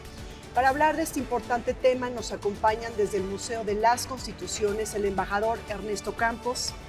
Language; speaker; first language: Spanish; native; Spanish